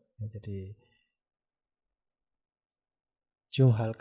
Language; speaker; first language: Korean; non-native, learner; Indonesian